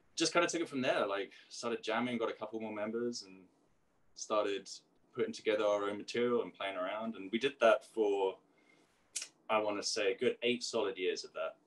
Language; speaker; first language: English; native; English